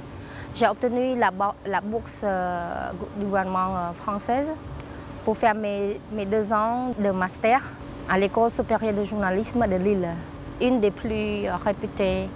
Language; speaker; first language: French; non-native, fluent; Khmer